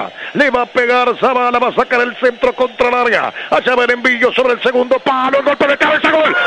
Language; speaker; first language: Spanish; native; Spanish